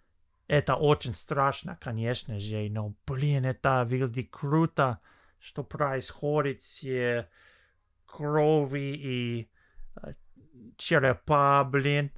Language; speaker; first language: Russian; non-native, fluent; English